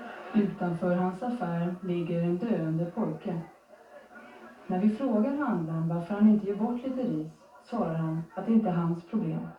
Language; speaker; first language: Swedish; native; Swedish